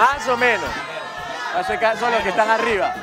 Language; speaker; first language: Spanish; native; Spanish